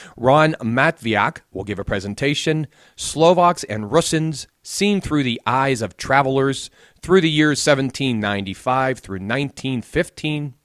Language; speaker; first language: English; native; English